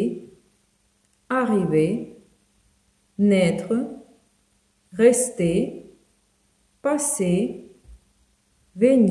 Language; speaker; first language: French; non-native, fluent; Ukrainian